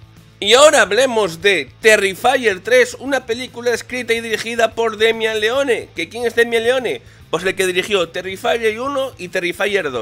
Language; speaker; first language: Spanish; native; Spanish